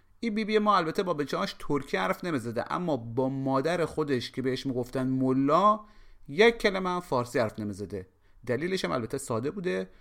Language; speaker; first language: Persian; native; Persian